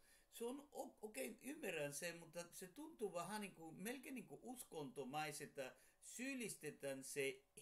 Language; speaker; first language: Finnish; non-native, fluent; Spanish